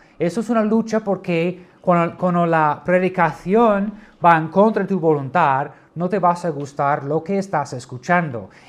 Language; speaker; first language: Spanish; non-native, fluent; English